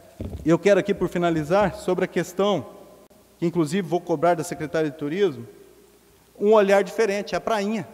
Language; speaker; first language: Portuguese; native; Portuguese